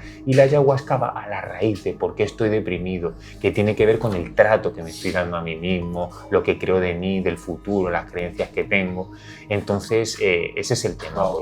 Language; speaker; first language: Spanish; native; Spanish